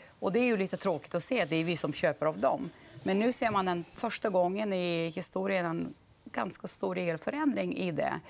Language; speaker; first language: Swedish; non-native, fluent; Russian